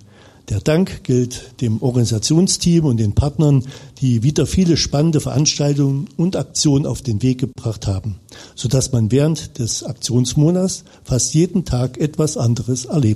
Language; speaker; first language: German; native; German